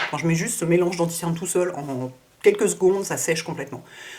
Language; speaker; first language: French; native; French